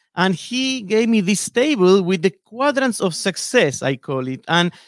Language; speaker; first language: English; non-native, fluent; Spanish